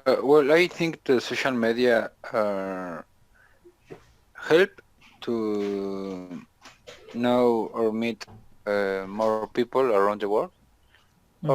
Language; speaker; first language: English; non-native, learner; Spanish